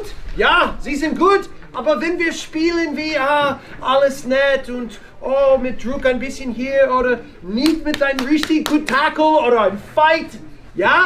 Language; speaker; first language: German; non-native, fluent; English